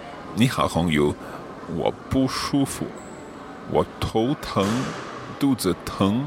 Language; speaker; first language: Chinese; non-native, learner; English